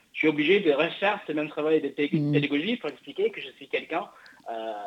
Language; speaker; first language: French; non-native, fluent; English